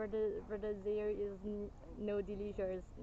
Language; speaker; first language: English; non-native, learner; Chinese